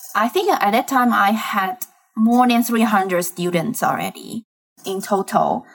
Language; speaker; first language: English; non-native, fluent; Chinese